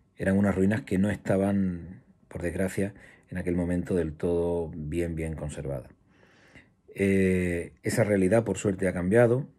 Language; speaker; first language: Spanish; native; Spanish